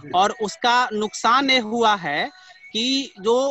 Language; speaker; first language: Hindi; native; Hindi